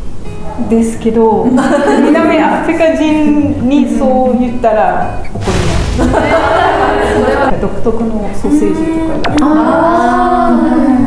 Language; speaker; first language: Japanese; non-native, fluent; English